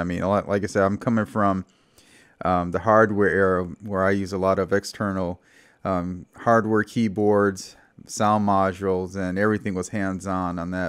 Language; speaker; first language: English; native; English